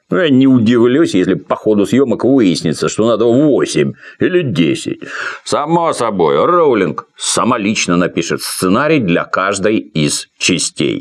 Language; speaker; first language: Russian; native; Russian